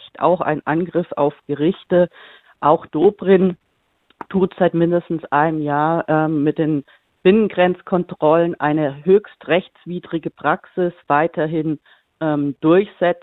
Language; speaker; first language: German; native; German